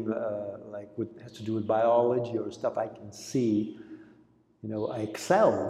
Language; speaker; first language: English; early bilingual, other home language; Greek